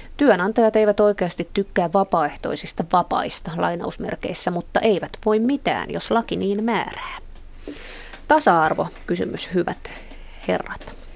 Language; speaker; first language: Finnish; native; Finnish